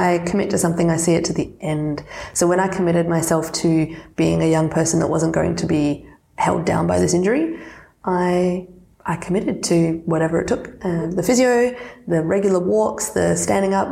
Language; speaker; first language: English; non-native, local second language; Serbian